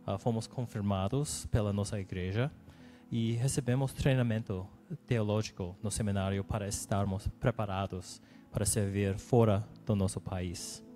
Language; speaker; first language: Portuguese; non-native, learner; English